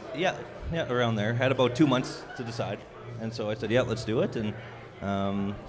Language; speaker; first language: English; native; English